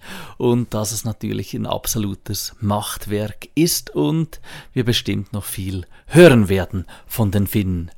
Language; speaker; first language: German; native; German